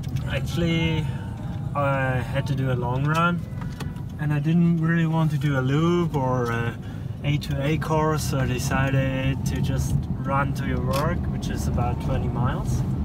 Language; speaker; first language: English; non-native, fluent; German